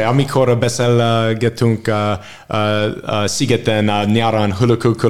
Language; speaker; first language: Hungarian; non-native, learner; English